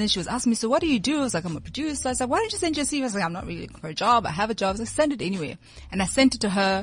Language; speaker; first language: English; non-native, local second language; Southern Sotho